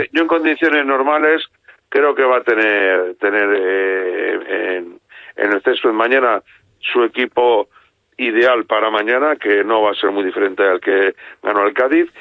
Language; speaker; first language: Spanish; native; Spanish